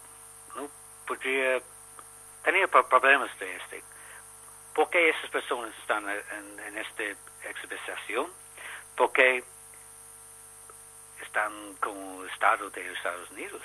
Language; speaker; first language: Spanish; non-native, learner; English